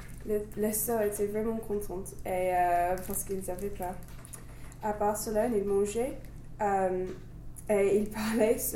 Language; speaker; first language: French; non-native, learner; English